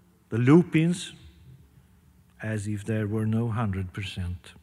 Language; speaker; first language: English; non-native, fluent; Swedish